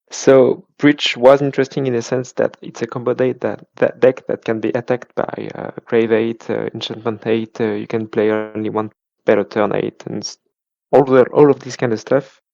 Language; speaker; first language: English; non-native, fluent; French